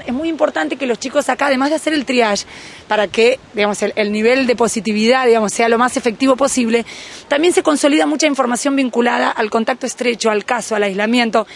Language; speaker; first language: Spanish; native; Spanish